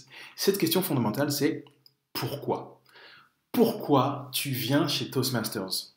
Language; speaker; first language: French; native; French